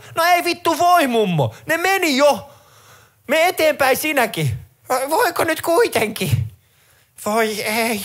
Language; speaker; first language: Finnish; early bilingual, other home language; Persian